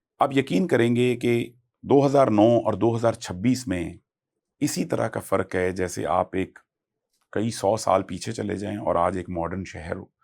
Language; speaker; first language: Urdu; native; Urdu